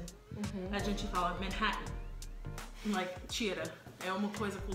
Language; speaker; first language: Portuguese; non-native, fluent; English